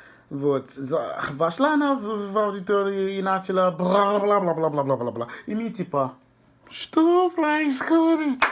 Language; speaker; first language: Russian; non-native, fluent; English